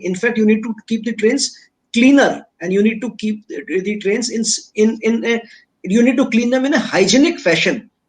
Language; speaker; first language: English; non-native, local second language; Hindi